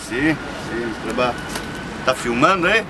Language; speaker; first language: Spanish; non-native, learner; Portuguese